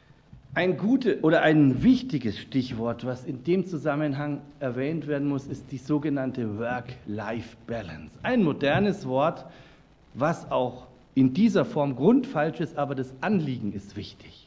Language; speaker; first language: German; native; German